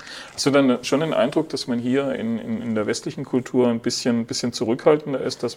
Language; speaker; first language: German; native; German